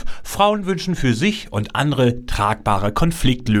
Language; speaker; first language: German; native; German